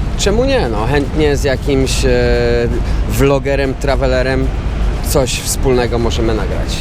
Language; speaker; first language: Polish; native; Polish